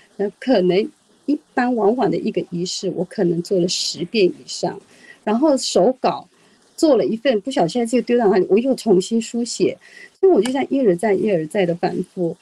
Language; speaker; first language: Chinese; non-native, local second language; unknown